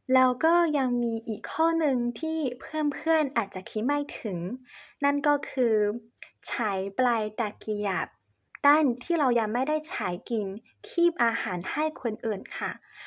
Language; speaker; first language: Thai; non-native, fluent; Chinese